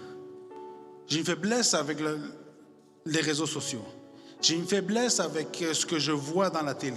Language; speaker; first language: French; non-native, fluent; Spanish